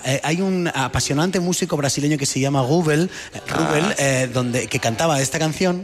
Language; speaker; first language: Spanish; native; Spanish